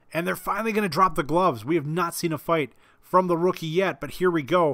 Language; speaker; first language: English; native; English